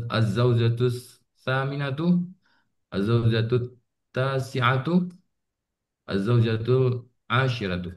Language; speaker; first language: Arabic; non-native, learner; Indonesian